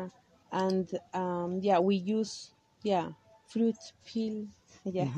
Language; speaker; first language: English; non-native, learner; Kaqchikel